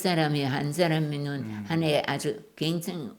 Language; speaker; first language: Korean; non-native, learner; German